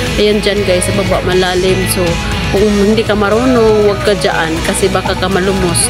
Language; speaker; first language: Filipino; non-native, local second language; Cebuano